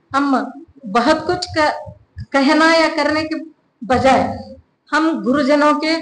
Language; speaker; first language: Hindi; non-native, local second language; Kannada